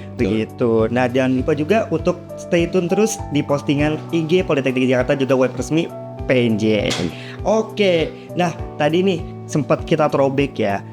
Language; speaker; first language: Indonesian; native; Indonesian